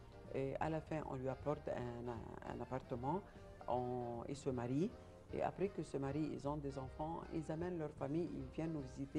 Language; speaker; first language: French; non-native, fluent; Arabic